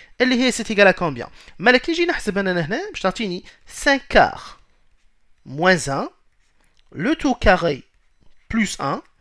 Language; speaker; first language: French; non-native, local second language; Arabic